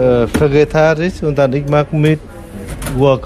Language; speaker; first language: German; non-native, learner; Vietnamese